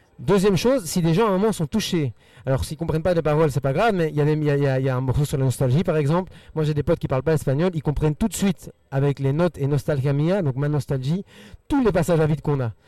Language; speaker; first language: French; early bilingual, other home language; Spanish